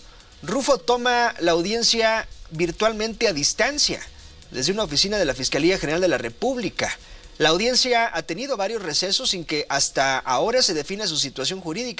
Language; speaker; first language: Spanish; native; Spanish